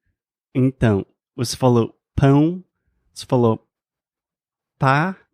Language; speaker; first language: Portuguese; non-native, fluent; English